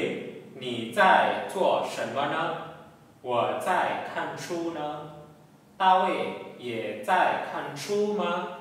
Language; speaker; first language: Chinese; non-native, fluent; Indonesian